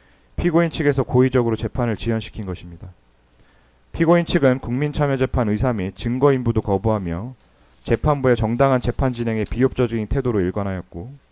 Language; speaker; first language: Korean; native; Korean